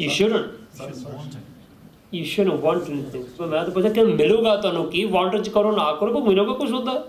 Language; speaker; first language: Punjabi; early bilingual, heritage; Punjabi